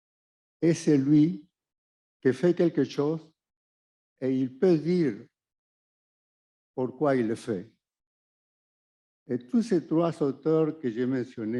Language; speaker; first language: French; non-native, fluent; Spanish